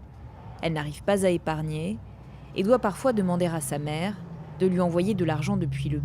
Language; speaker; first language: French; native; French